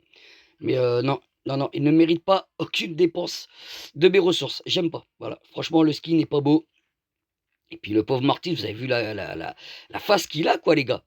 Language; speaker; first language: French; native; French